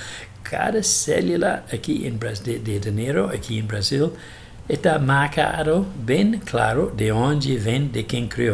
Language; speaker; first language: Portuguese; non-native, fluent; English